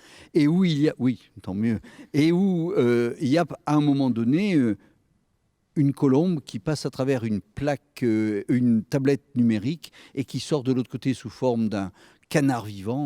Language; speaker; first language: French; native; French